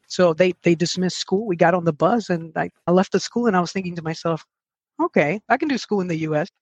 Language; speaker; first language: English; early bilingual, other home language; Spanish